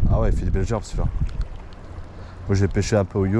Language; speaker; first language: French; native; French